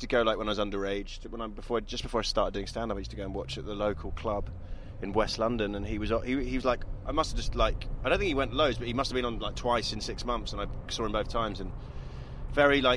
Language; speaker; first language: English; native; English